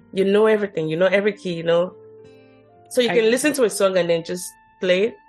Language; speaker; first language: English; non-native, local second language; Yoruba